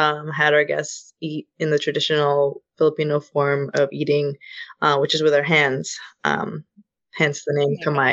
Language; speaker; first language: English; native; English